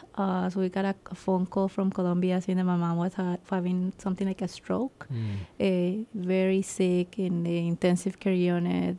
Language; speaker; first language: English; non-native, fluent; Spanish